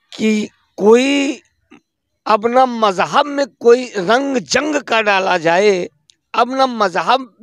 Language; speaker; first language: Hindi; native; Hindi